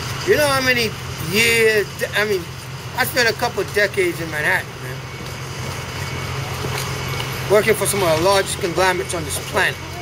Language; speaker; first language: English; native; English